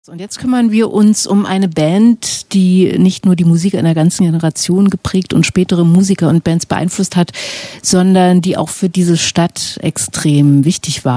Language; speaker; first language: German; native; German